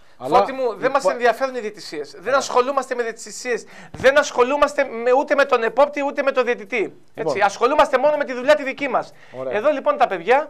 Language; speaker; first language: Greek; native; Greek